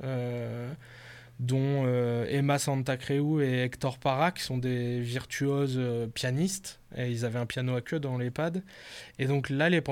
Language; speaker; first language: French; native; French